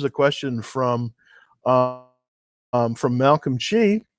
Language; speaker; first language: English; native; English